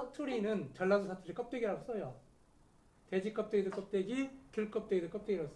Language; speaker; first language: Korean; native; Korean